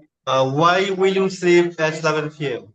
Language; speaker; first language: English; non-native, learner; Bangla